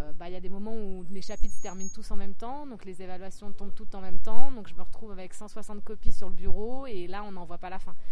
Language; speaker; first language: French; native; French